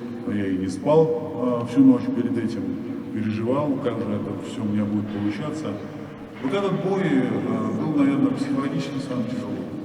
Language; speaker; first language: Russian; native; Russian